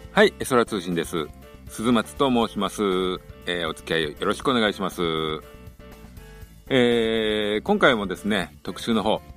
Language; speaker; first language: Japanese; native; Japanese